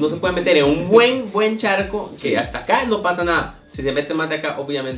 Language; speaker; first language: Spanish; native; Spanish